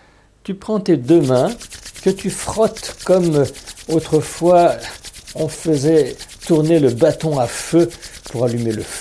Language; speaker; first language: French; native; French